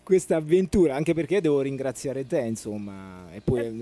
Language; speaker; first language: Italian; native; Italian